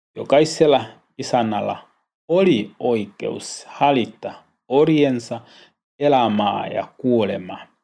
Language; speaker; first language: Finnish; non-native, learner; Swahili